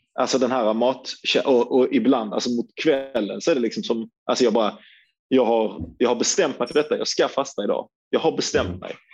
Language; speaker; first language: Swedish; early bilingual, other home language; Turkish